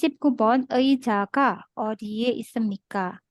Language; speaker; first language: Korean; non-native, learner; Indonesian